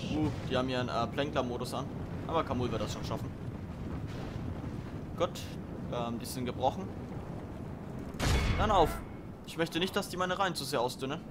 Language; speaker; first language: German; native; German